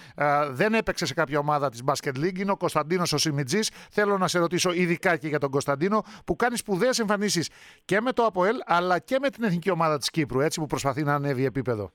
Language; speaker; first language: Greek; native; Greek